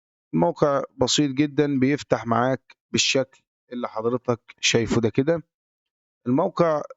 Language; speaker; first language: Arabic; native; Arabic